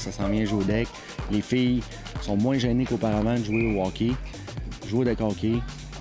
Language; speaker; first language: French; native; French